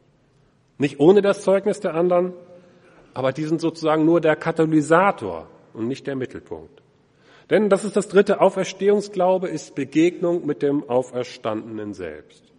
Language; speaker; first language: German; native; German